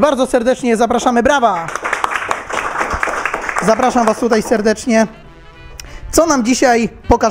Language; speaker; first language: Polish; native; Polish